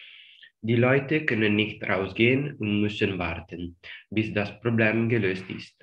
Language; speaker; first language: German; non-native, learner; Italian